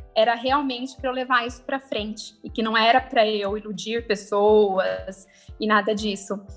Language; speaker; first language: Portuguese; native; Portuguese